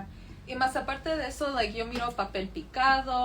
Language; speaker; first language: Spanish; early bilingual, heritage; Spanish